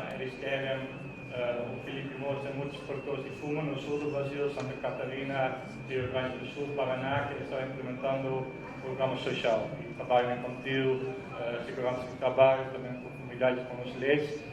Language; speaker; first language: Portuguese; non-native, fluent; Dutch